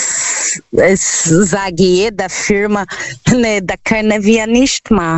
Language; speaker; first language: German; non-native, learner; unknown